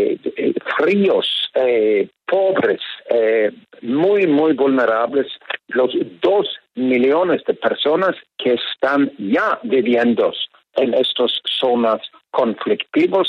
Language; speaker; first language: Spanish; non-native, fluent; Norwegian